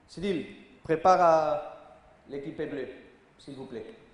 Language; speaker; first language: French; non-native, learner; Spanish